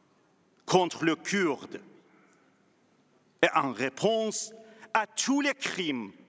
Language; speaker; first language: French; non-native, learner; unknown